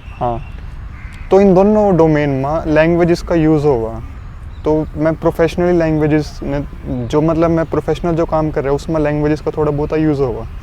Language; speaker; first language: Hindi; native; Hindi